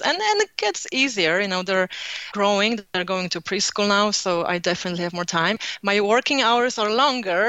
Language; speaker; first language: English; non-native, fluent; Polish